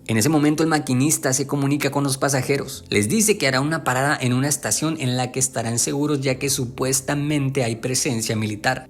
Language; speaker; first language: Spanish; native; Spanish